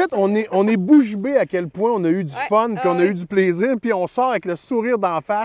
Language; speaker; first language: French; native; French